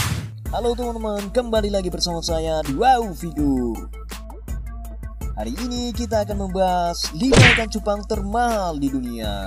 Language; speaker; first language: Indonesian; native; Indonesian